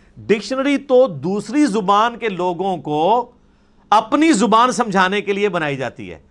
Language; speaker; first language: Urdu; non-native, local second language; Punjabi